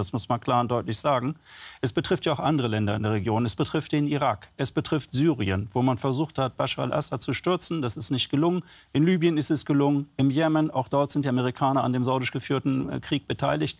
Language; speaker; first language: German; native; German